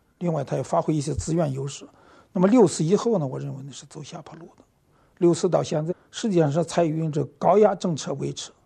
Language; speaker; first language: Chinese; native; Chinese